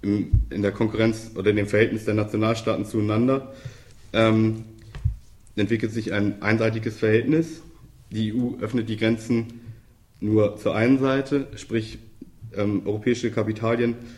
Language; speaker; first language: German; native; German